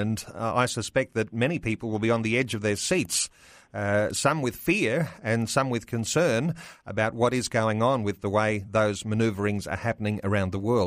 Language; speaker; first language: English; native; English